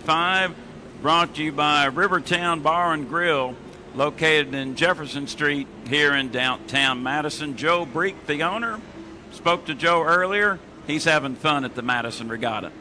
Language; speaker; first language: English; native; English